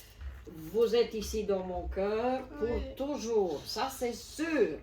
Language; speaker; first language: French; non-native, fluent; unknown